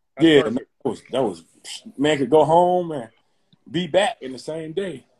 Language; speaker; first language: English; native; English